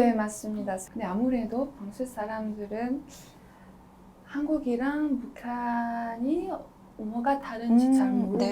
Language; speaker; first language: Korean; non-native, fluent; French